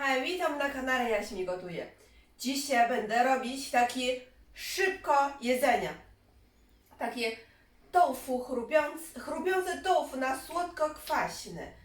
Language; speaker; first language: Polish; non-native, learner; Chinese